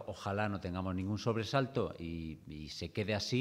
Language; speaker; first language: Spanish; native; Spanish